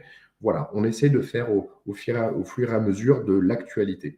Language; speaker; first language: French; native; French